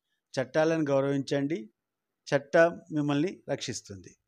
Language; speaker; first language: Telugu; native; Telugu